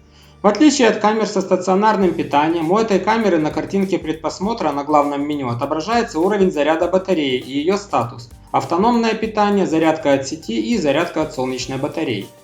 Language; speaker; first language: Russian; native; Russian